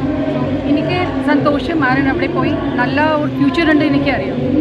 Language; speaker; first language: Malayalam; non-native, learner; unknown